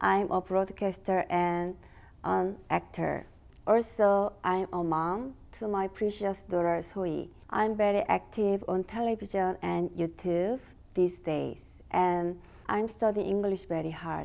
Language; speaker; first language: English; non-native, learner; Korean